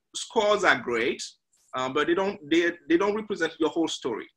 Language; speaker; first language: English; non-native, fluent; French